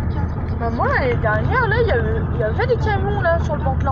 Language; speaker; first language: French; native; French